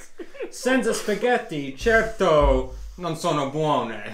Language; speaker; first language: Italian; non-native, learner; English